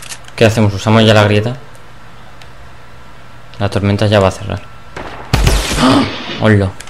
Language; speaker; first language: Spanish; native; Spanish